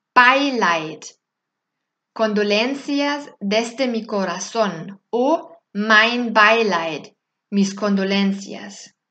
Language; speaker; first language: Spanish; non-native, fluent; German